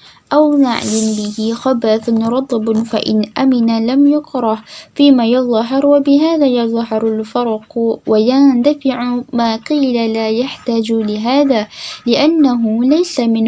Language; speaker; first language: Arabic; non-native, learner; Malay